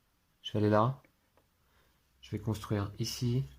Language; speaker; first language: French; native; French